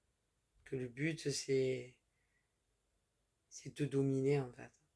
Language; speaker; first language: French; native; French